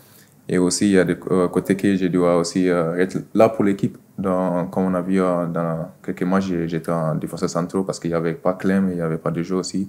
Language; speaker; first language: French; non-native, fluent; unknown